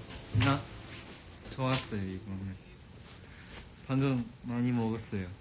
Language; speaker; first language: Korean; non-native, fluent; Chinese